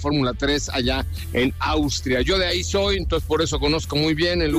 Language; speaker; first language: Spanish; native; Spanish